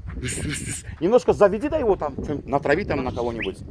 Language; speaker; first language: Russian; native; Russian